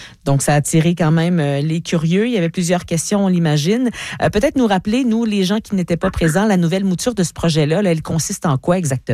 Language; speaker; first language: French; native; French